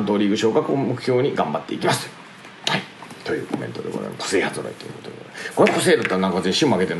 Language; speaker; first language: Japanese; native; Japanese